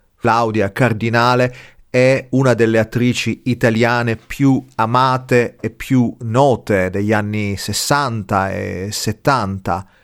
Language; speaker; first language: Italian; native; Italian